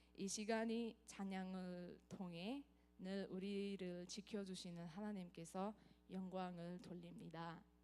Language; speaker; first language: Korean; non-native, fluent; Nepali